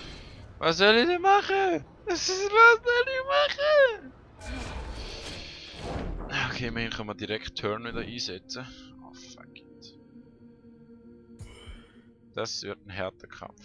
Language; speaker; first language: German; native; German